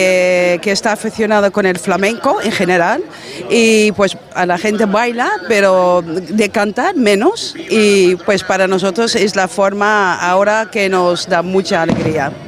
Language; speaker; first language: Spanish; non-native, fluent; Dutch